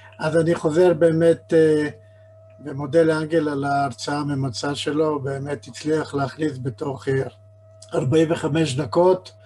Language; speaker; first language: Hebrew; native; Hebrew